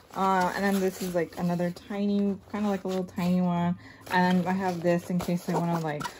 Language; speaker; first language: English; native; English